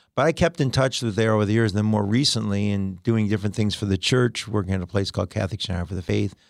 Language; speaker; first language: English; native; English